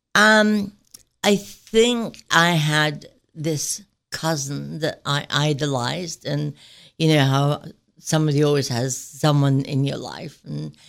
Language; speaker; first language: English; native; English